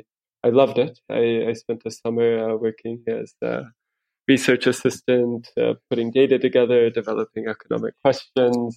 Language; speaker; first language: English; native; English